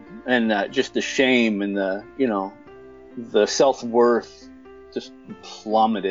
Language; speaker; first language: English; native; English